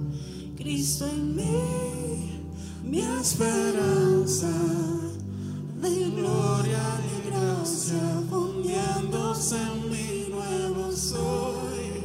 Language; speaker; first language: Spanish; native; Spanish